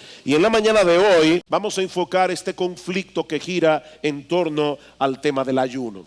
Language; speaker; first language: Spanish; native; Spanish